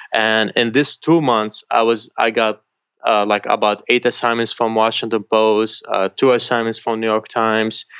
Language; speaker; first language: English; non-native, fluent; Arabic